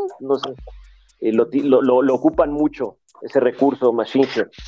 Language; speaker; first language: Spanish; native; Spanish